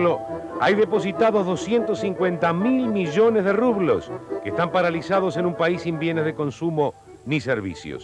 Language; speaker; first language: Spanish; native; Spanish